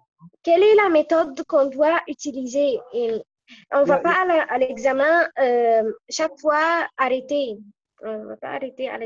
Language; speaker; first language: French; non-native, learner; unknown